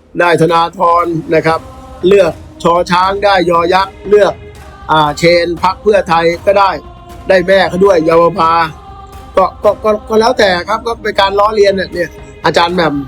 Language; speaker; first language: Thai; native; Thai